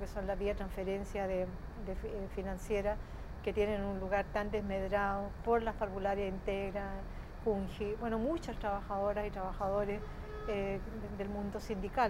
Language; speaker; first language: Spanish; native; Spanish